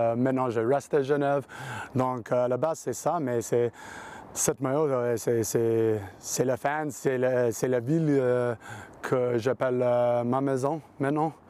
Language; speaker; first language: French; non-native, learner; English